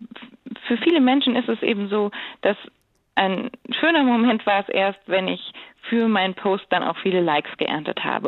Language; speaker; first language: German; native; German